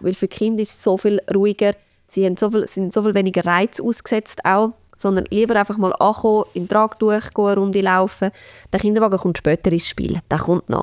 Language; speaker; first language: German; native; German